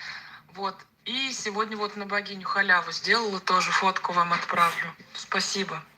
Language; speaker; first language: Russian; native; Russian